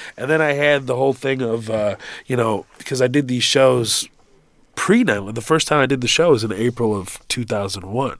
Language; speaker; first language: English; early bilingual, other home language; Arabic